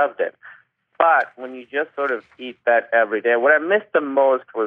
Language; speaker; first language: English; non-native, local second language; Urdu